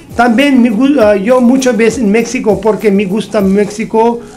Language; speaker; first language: Spanish; non-native, learner; Tibetan